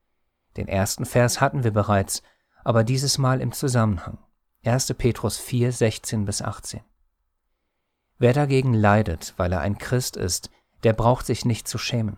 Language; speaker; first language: German; native; German